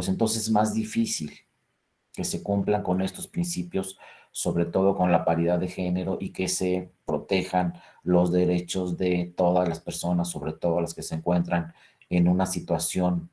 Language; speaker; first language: Spanish; native; Spanish